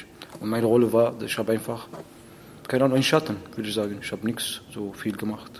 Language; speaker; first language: German; non-native, learner; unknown